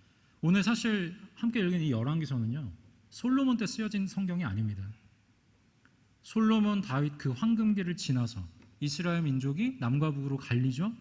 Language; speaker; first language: Korean; native; Korean